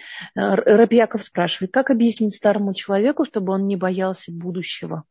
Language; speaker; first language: Russian; native; Russian